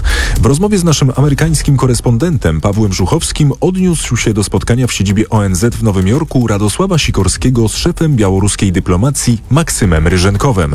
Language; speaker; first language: Polish; native; Polish